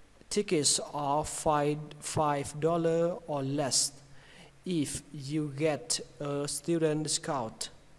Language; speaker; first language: English; non-native, fluent; Vietnamese